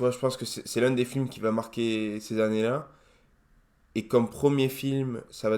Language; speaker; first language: French; native; French